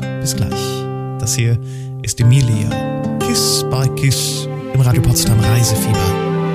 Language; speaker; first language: German; native; German